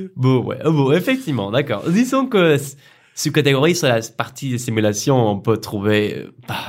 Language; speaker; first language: French; non-native, fluent; Spanish